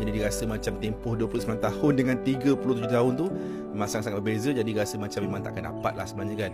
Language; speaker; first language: Malay; native; Malay